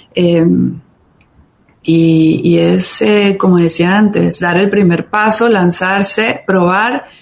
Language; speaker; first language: Spanish; native; Spanish